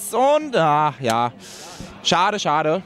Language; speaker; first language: German; native; German